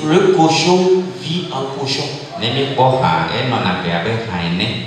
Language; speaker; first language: French; non-native, local second language; Ewe